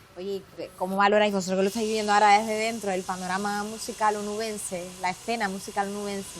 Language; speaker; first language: Spanish; native; Spanish